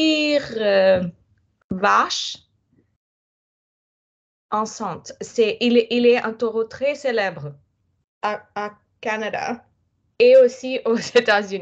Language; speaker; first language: French; non-native, fluent; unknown